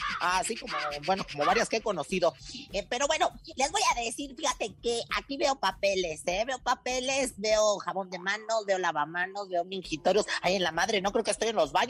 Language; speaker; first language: Spanish; native; Spanish